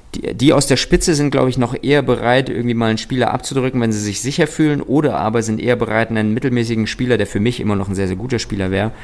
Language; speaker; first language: German; early bilingual, other home language; Russian